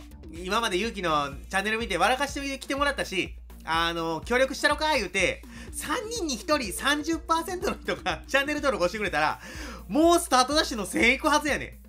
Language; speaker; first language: Japanese; native; Japanese